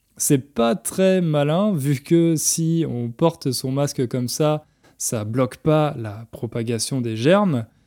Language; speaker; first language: French; native; French